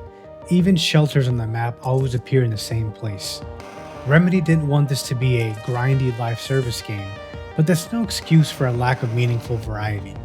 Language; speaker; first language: English; native; English